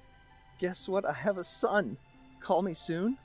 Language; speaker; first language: English; native; English